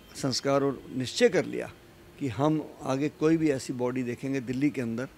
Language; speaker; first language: Hindi; native; Hindi